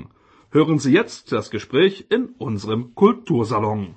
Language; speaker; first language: German; native; German